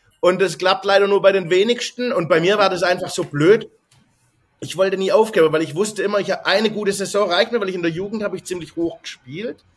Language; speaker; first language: German; native; German